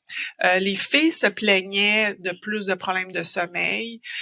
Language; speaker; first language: French; native; French